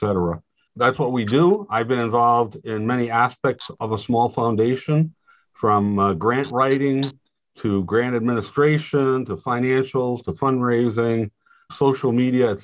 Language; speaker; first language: English; native; English